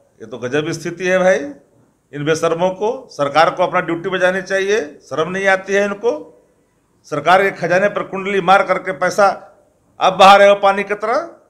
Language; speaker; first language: Hindi; native; Hindi